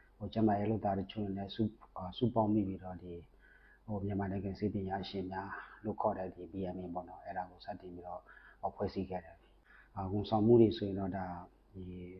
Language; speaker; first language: Burmese; non-native, local second language; S'gaw Karen